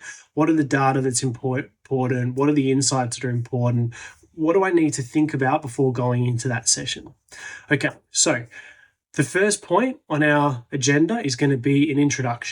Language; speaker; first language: English; native; English